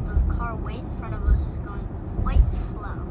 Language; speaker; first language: English; native; English